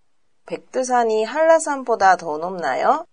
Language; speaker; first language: Korean; non-native, learner; Japanese